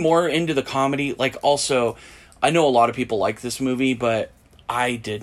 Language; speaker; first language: English; native; English